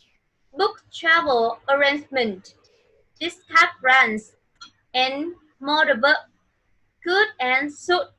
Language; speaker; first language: English; non-native, fluent; Vietnamese